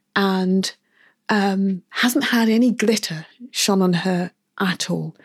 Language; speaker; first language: English; native; English